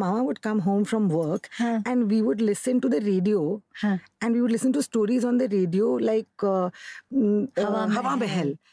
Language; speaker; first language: English; non-native, local second language; Hindi